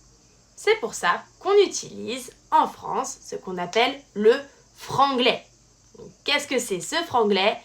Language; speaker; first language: French; native; French